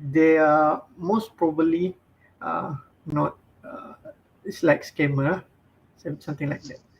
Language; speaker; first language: English; non-native, fluent; Malay